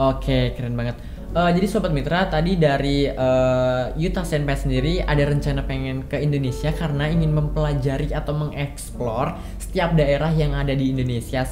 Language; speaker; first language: Indonesian; native; Indonesian